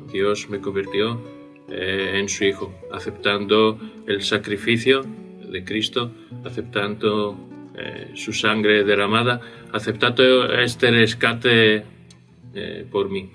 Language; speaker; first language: Spanish; non-native, fluent; Greek